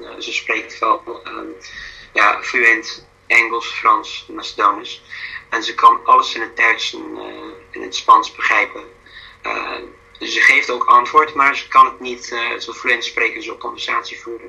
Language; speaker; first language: Dutch; non-native, fluent; English